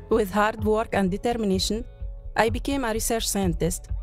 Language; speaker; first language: English; non-native, fluent; Arabic